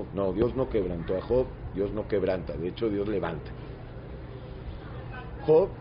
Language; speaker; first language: Spanish; native; Spanish